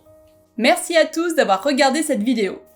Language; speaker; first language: French; native; French